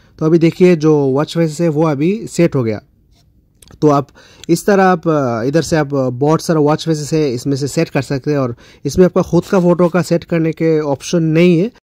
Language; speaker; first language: Hindi; non-native, local second language; Bangla